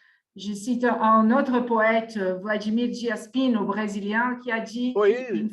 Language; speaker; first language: French; non-native, fluent; Portuguese